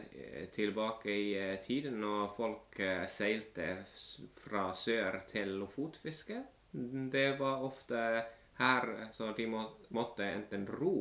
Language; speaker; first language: Norwegian; non-native, fluent; Finnish